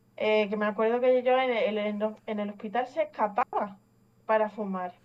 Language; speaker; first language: Spanish; early bilingual, other home language; English